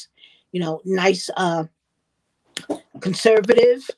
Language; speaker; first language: English; native; English